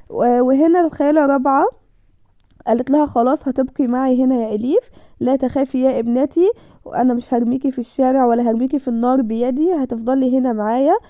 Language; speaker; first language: Arabic; native; Arabic